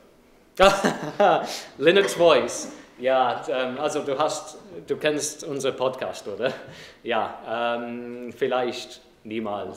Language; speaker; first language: German; non-native, fluent; English